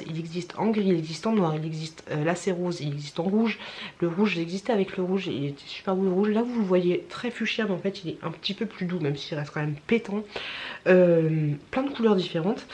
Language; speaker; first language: French; native; French